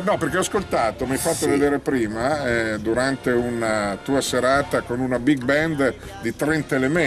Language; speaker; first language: Italian; native; Italian